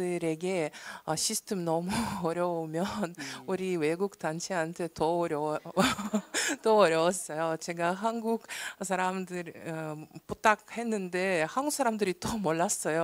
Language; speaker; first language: Korean; non-native, learner; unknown